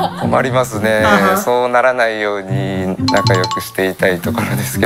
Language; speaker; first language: Japanese; native; Japanese